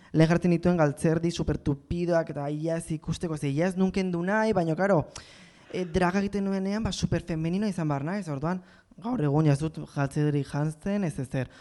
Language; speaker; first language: Basque; non-native, local second language; Spanish